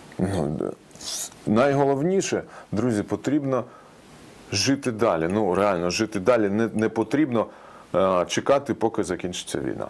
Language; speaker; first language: Ukrainian; non-native, local second language; Russian